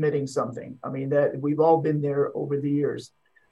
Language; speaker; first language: English; non-native, fluent; Swedish